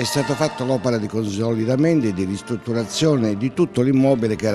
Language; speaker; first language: Italian; native; Italian